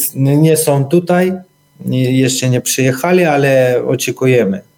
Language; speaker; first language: Polish; non-native, learner; Ukrainian